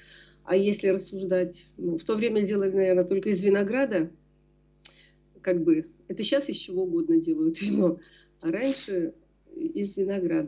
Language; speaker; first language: Russian; native; Russian